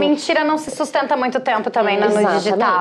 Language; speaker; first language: Portuguese; native; Portuguese